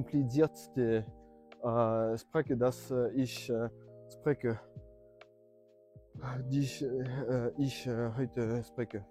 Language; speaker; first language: German; non-native, learner; French